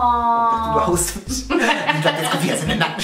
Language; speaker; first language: German; native; German